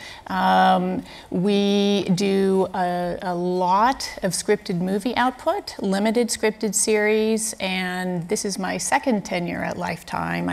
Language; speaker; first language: English; native; English